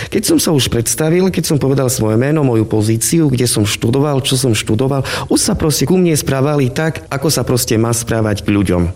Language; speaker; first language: Slovak; non-native, local second language; Romany